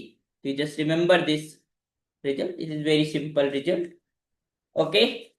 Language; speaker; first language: English; non-native, local second language; Hindi